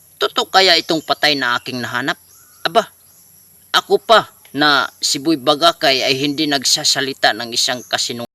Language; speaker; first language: Filipino; non-native, local second language; Waray